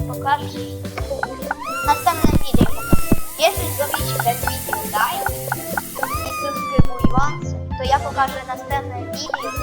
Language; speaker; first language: Polish; non-native, learner; Ukrainian